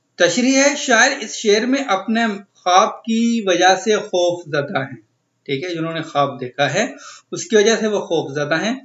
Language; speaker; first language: Urdu; native; Urdu